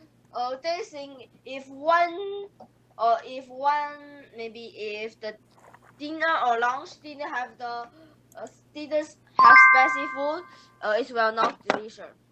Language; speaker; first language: English; non-native, learner; Chinese